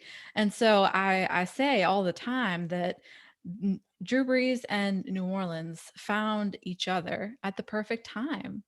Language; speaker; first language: English; native; English